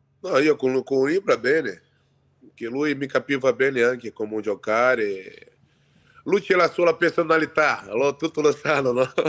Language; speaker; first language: Italian; non-native, fluent; Portuguese